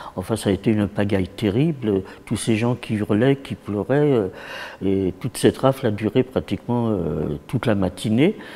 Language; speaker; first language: French; early bilingual, other home language; Yiddish